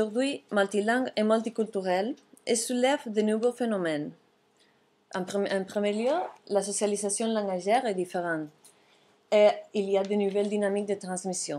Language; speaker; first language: French; non-native, fluent; Catalan